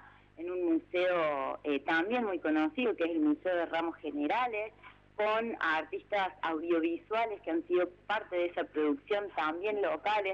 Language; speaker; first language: Spanish; native; Spanish